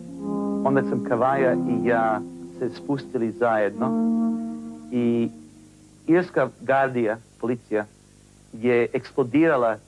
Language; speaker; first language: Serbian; early bilingual, heritage; English